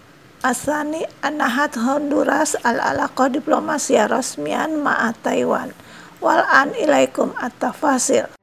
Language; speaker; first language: Arabic; non-native, fluent; Indonesian